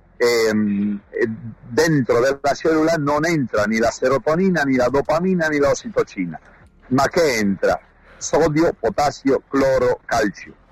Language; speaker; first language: Italian; non-native, learner; Spanish